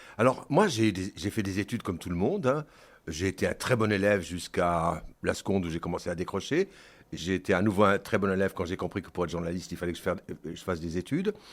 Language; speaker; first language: French; early bilingual, other home language; Kabyle